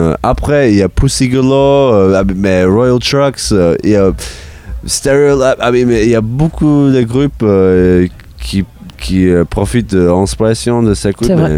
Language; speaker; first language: French; non-native, learner; English